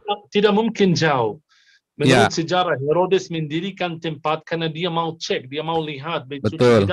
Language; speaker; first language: Indonesian; non-native, fluent; Arabic